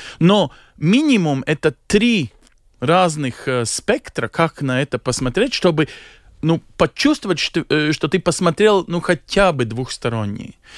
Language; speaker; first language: Russian; native; Russian